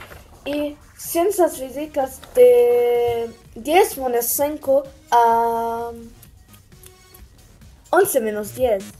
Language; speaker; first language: Spanish; non-native, learner; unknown